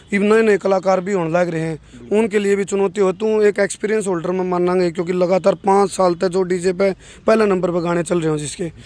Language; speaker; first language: Hindi; native; Hindi